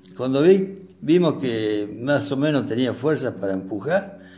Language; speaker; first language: Spanish; native; Spanish